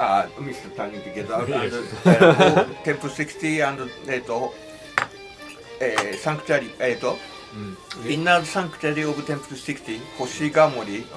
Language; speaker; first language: English; non-native, learner; Japanese